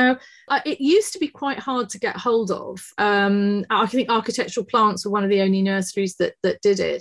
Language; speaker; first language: English; native; English